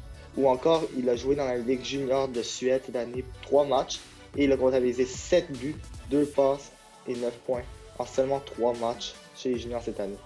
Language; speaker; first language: French; native; French